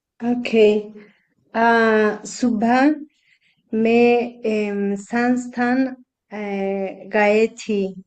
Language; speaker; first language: Hindi; non-native, learner; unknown